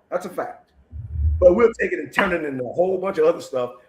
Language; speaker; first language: English; native; English